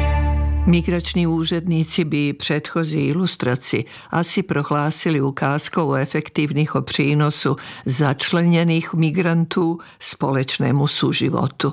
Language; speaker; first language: Czech; non-native, fluent; Serbian